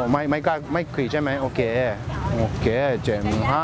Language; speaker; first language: English; non-native, learner; Thai